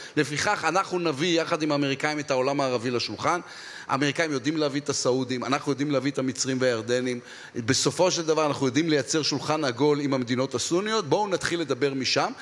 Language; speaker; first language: Hebrew; native; Hebrew